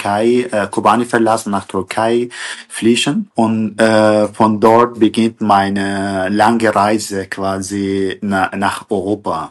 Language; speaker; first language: German; non-native, fluent; Kurdish